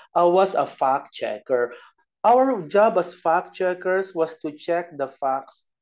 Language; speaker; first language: English; non-native, local second language; Bikol